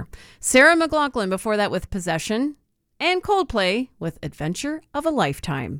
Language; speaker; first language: English; native; English